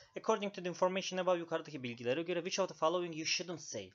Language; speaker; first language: English; non-native, fluent; Turkish